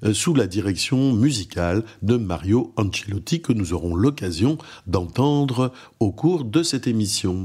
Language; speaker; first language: French; native; French